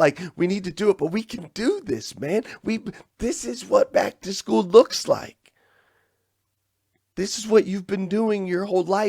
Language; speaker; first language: English; native; English